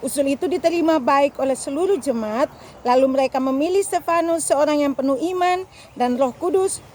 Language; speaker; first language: Indonesian; native; Indonesian